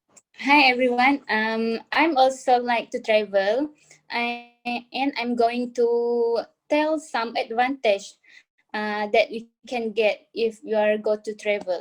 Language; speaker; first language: English; non-native, local second language; Malay